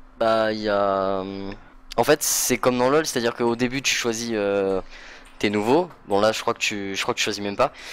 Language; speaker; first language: French; native; French